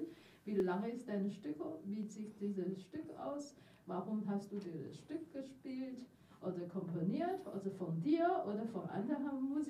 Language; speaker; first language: German; non-native, learner; Chinese